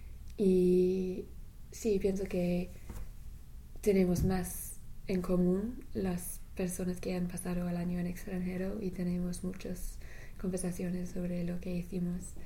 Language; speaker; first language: Spanish; non-native, learner; English